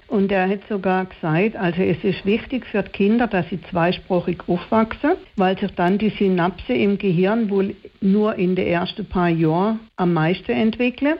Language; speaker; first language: German; native; German